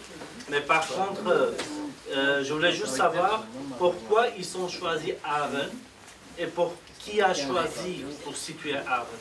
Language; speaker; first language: French; non-native, fluent; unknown